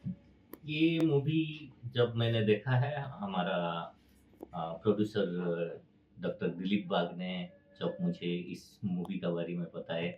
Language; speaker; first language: Hindi; non-native, local second language; Odia